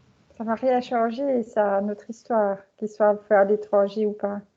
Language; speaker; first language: French; native; French